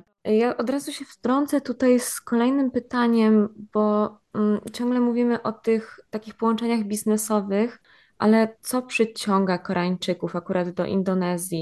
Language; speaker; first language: Polish; native; Polish